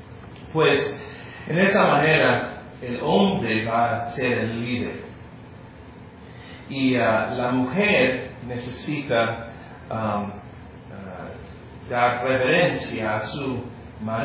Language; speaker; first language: Spanish; non-native, fluent; English